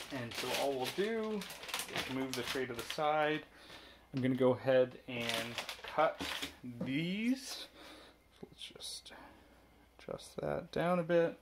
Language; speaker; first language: English; native; English